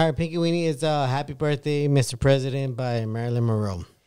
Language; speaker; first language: English; native; English